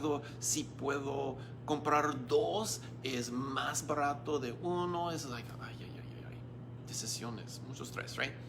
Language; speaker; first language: Spanish; non-native, learner; English